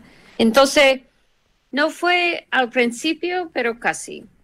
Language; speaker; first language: Spanish; non-native, fluent; English